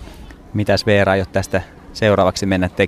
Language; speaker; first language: Finnish; native; Finnish